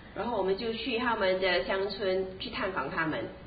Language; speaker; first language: Chinese; native; Chinese